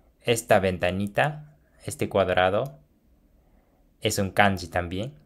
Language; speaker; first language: Spanish; non-native, fluent; Japanese